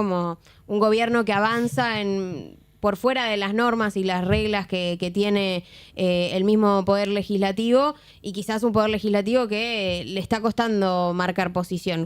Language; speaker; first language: Spanish; native; Spanish